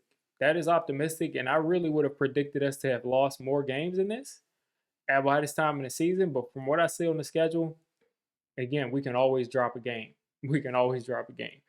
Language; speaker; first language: English; native; English